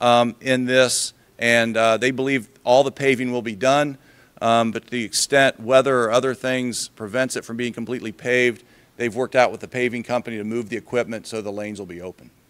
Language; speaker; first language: English; native; English